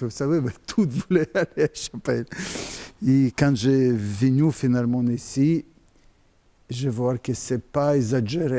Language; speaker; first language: French; non-native, learner; Russian